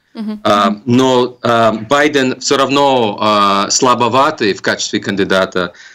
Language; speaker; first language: Russian; non-native, fluent; English